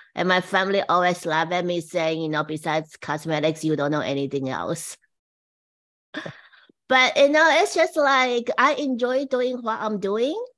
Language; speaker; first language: English; non-native, fluent; Chinese